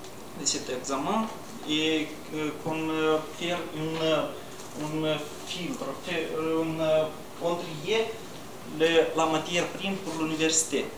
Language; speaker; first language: French; non-native, learner; Romanian